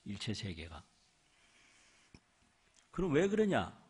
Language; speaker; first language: Korean; native; Korean